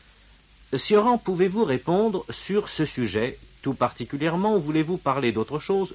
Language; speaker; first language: French; native; French